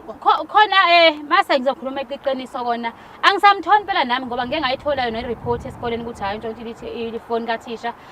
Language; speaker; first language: Zulu; native; Zulu